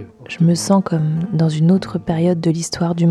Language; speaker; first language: French; native; French